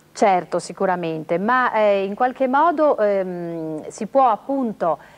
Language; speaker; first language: Italian; native; Italian